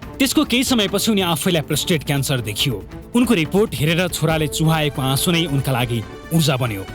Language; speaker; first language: Nepali; native; Nepali